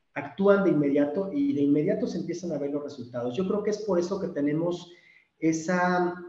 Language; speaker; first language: Spanish; native; Spanish